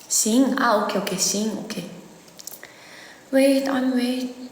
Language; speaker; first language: English; non-native, learner; Korean